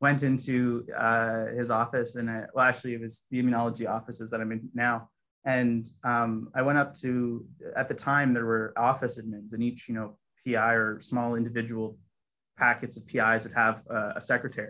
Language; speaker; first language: English; native; English